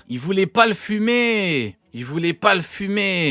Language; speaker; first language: French; native; French